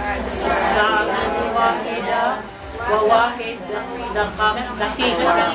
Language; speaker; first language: Arabic; non-native, learner; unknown